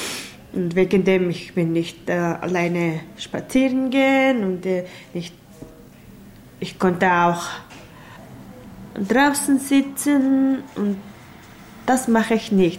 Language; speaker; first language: German; non-native, learner; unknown